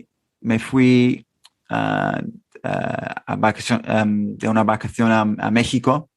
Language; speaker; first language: Spanish; non-native, fluent; English